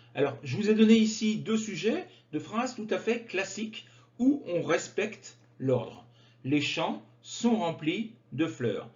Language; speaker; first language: French; native; French